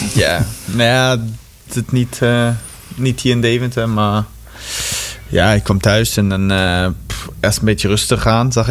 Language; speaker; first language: Dutch; non-native, fluent; German